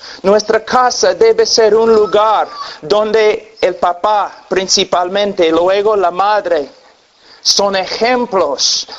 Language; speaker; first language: Spanish; non-native, fluent; English